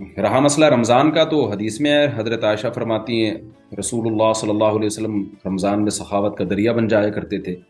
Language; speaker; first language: Urdu; native; Urdu